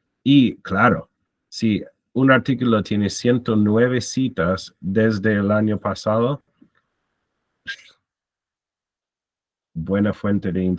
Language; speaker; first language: Spanish; non-native, fluent; English